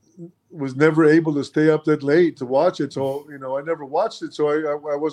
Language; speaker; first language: English; early bilingual, other home language; Spanish